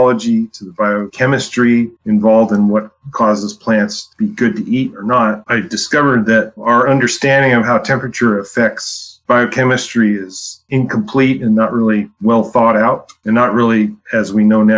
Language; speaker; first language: English; native; English